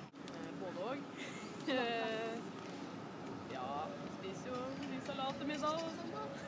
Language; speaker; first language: Norwegian; native; Norwegian